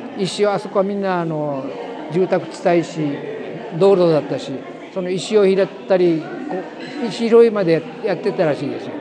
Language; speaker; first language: Japanese; early bilingual, heritage; Japanese